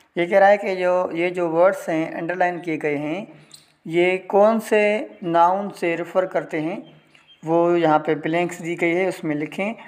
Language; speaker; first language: Urdu; non-native, local second language; Sindhi